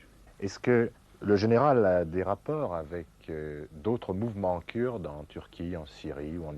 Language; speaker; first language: French; native; French